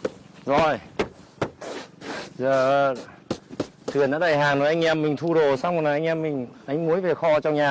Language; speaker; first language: Vietnamese; native; Vietnamese